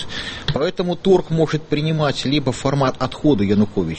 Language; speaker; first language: Russian; native; Russian